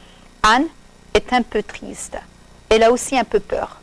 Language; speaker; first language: French; non-native, fluent; English